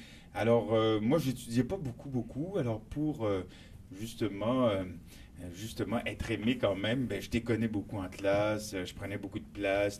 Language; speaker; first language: French; native; French